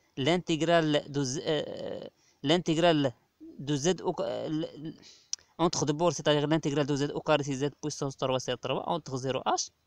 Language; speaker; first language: French; non-native, local second language; Arabic